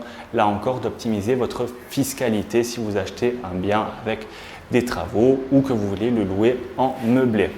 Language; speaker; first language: French; native; French